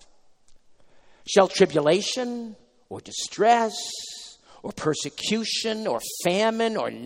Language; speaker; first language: English; native; English